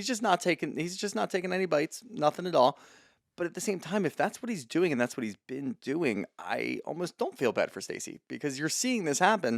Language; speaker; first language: English; native; English